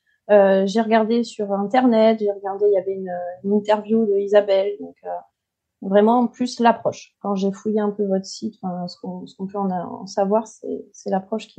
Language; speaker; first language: French; native; French